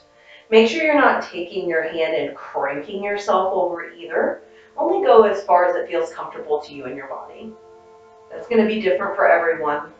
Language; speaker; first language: English; native; English